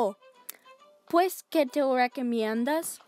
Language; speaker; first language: Spanish; non-native, learner; English